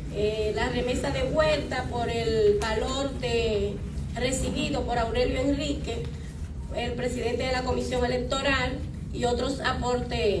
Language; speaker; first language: Spanish; native; Spanish